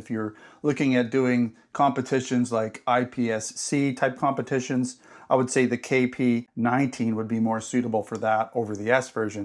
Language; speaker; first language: English; native; English